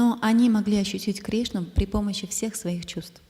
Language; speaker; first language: Russian; native; Russian